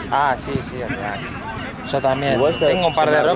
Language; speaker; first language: Spanish; native; Spanish